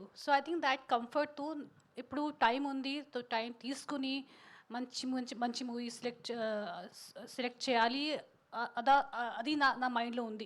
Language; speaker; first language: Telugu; non-native, fluent; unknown